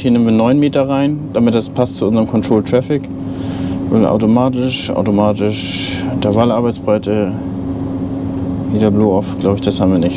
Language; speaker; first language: German; native; German